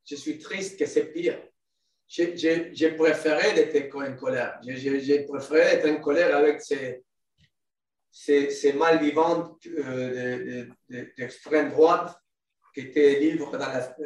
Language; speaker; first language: French; non-native, learner; Spanish